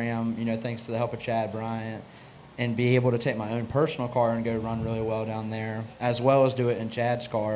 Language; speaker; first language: English; native; English